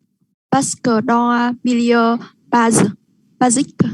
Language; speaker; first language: French; non-native, learner; Vietnamese